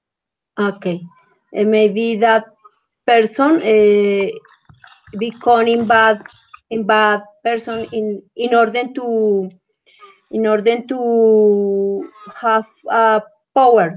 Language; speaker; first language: English; non-native, learner; Spanish